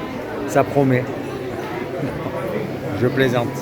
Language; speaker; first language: French; native; French